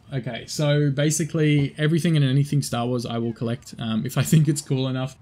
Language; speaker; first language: English; native; English